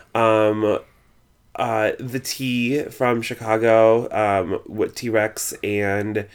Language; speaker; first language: English; native; English